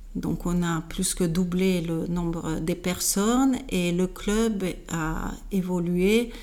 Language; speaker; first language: French; non-native, fluent; Hungarian